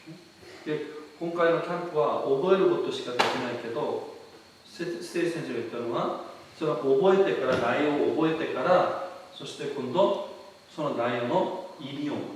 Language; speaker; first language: Japanese; non-native, fluent; Korean